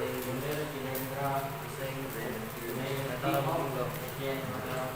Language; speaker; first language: English; non-native, learner; Indonesian